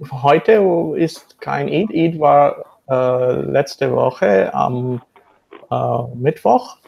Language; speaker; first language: German; non-native, learner; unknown